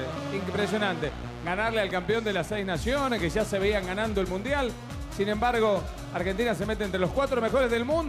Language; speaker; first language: Spanish; native; Spanish